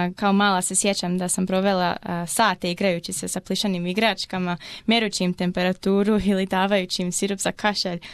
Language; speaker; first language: Croatian; early bilingual, heritage; Croatian